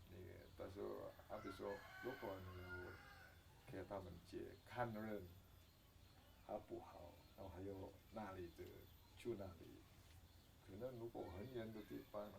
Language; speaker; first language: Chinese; non-native, learner; Indonesian